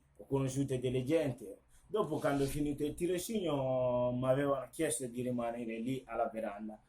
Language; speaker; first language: Italian; non-native, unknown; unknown